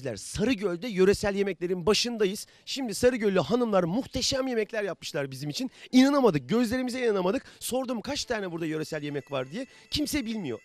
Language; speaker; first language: Turkish; native; Turkish